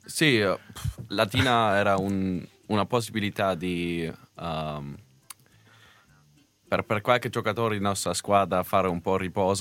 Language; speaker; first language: Italian; non-native, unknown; German